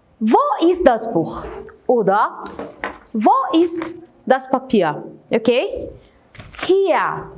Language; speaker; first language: German; non-native, fluent; Arabic